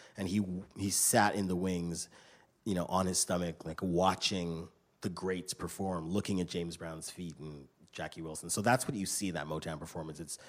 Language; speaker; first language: English; native; English